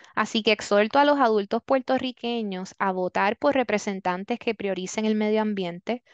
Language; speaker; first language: Spanish; native; Spanish